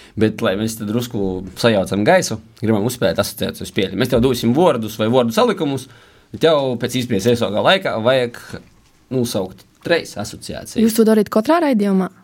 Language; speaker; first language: Latvian; native; Latvian